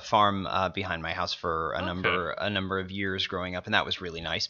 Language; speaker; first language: English; native; English